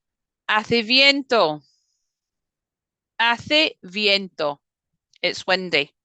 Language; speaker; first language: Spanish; non-native, fluent; English